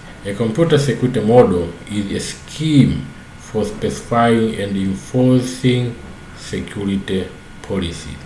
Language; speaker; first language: English; non-native, local second language; Swahili